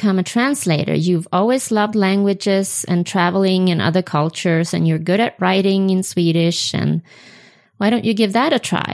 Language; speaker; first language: English; non-native, fluent; Swedish